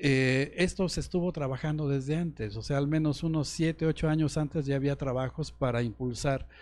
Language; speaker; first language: Spanish; native; Spanish